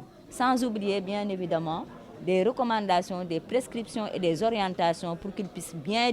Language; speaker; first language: French; non-native, local second language; Wolof